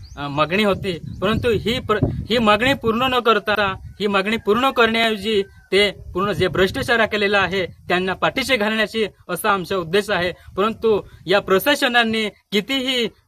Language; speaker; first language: Marathi; non-native, local second language; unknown